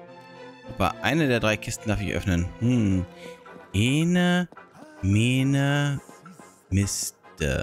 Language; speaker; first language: German; native; German